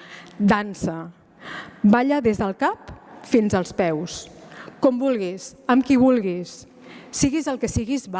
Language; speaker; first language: Catalan; native; Catalan